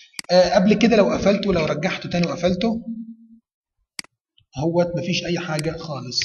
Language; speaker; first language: Arabic; native; Arabic